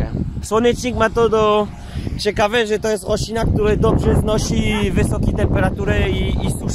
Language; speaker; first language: Polish; non-native, fluent; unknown